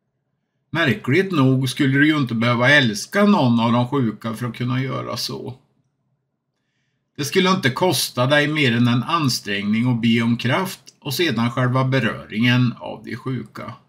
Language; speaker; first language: Swedish; native; Swedish